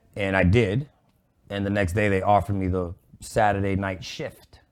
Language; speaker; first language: English; native; English